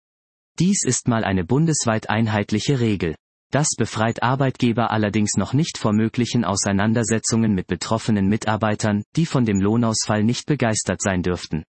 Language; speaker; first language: German; native; German